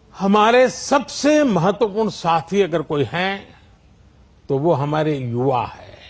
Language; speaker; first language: Hindi; non-native, local second language; Gujarati